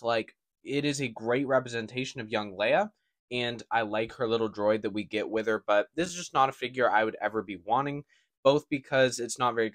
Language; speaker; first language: English; native; English